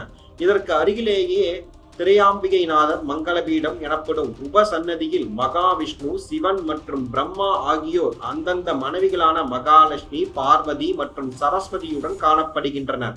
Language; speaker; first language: Tamil; native; Tamil